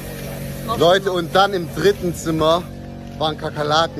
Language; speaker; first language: German; early bilingual, other home language; Turkish